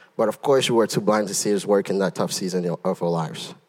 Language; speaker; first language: English; early bilingual, other home language; Haitian Creole